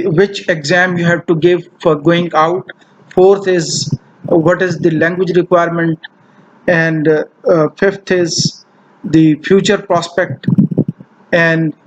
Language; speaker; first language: English; non-native, local second language; Urdu